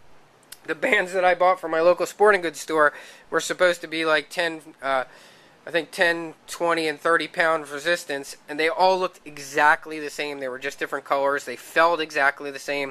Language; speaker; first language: English; native; English